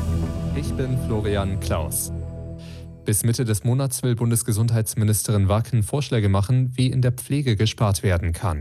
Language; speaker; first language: German; native; German